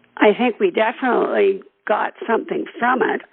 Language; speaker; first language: English; native; English